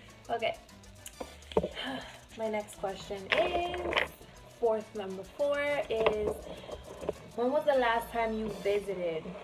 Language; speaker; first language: English; early bilingual, other home language; Spanish